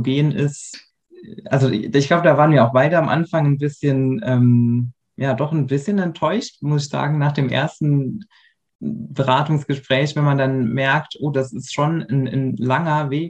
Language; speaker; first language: German; native; German